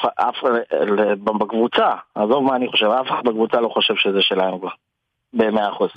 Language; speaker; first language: Hebrew; native; Hebrew